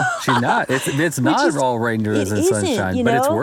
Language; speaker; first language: English; native; English